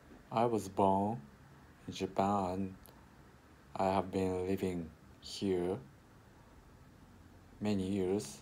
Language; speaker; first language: English; non-native, learner; Japanese